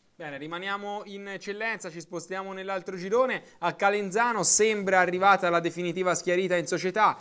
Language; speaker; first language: Italian; native; Italian